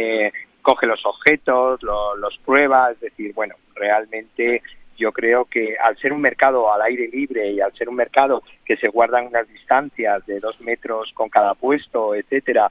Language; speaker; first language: Spanish; native; Spanish